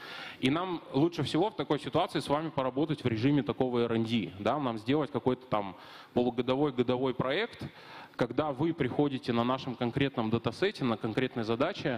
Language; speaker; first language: Russian; native; Russian